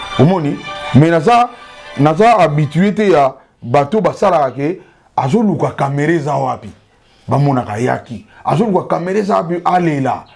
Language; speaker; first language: Lingala; native; Lingala